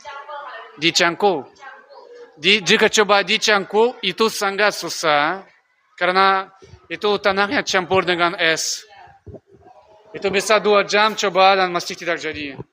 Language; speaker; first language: Indonesian; non-native, learner; Russian